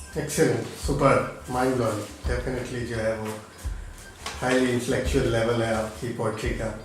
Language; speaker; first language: Urdu; native; Urdu